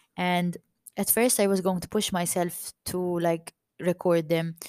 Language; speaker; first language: English; non-native, fluent; Maltese